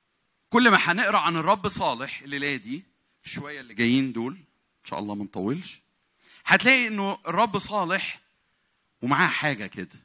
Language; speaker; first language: Arabic; native; Arabic